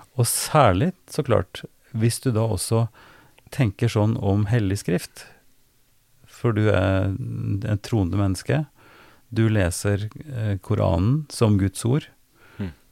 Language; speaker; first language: Norwegian; native; Norwegian